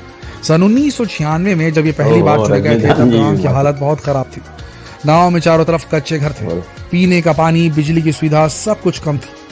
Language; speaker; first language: Hindi; native; Hindi